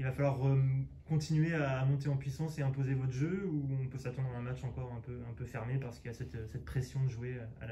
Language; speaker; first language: French; native; French